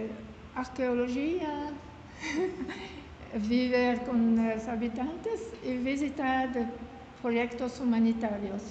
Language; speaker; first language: Spanish; non-native, learner; French